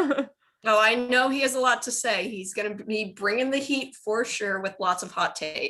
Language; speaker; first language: English; native; English